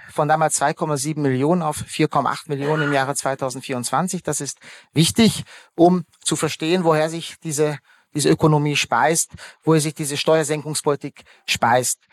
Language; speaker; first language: German; early bilingual, other home language; Hungarian